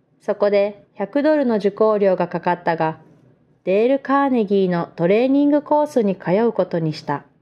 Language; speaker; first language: Japanese; non-native, fluent; Vietnamese